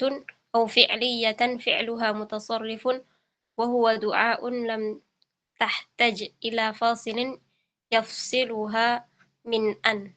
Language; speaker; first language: Arabic; non-native, learner; Indonesian